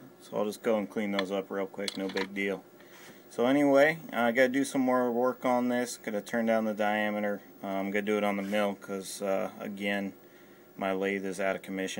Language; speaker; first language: English; native; English